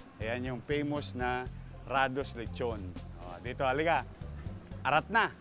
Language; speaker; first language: Filipino; native; Filipino